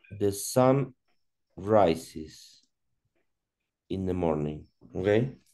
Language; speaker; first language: English; non-native, learner; Spanish